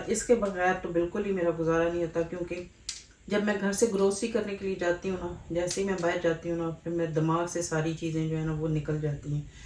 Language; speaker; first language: Urdu; native; Urdu